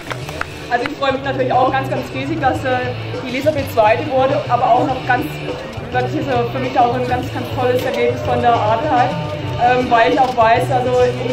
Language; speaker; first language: German; native; German